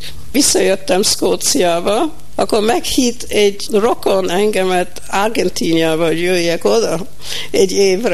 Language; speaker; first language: Hungarian; early bilingual, heritage; Hungarian